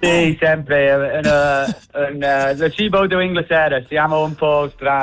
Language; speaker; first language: Italian; non-native, learner; English